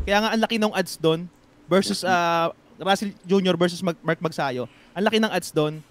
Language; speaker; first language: Filipino; native; Filipino